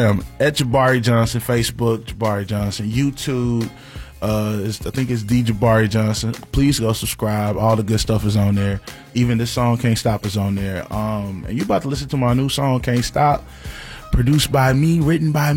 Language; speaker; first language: English; native; English